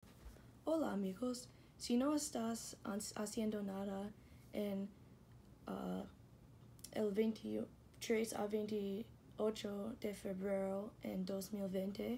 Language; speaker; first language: Spanish; non-native, learner; English